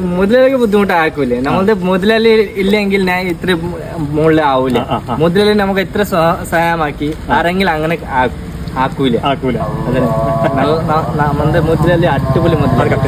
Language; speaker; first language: Malayalam; non-native, learner; Bangla